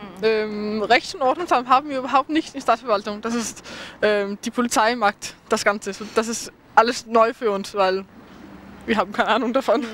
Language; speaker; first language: German; non-native, fluent; Danish